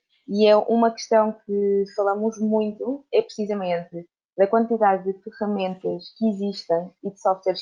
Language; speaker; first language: Portuguese; native; Portuguese